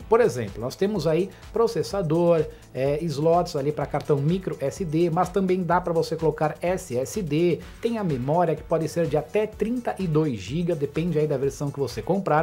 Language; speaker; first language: Portuguese; native; Portuguese